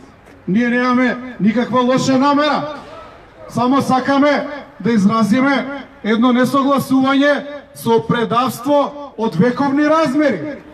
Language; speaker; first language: Macedonian; native; Macedonian